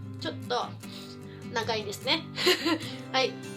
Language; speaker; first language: Japanese; non-native, fluent; Cebuano